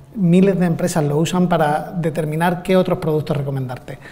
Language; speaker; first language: Spanish; native; Spanish